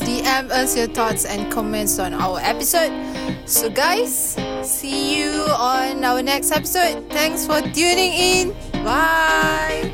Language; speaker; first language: English; non-native, local second language; Malay